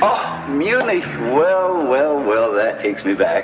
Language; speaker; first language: English; native; English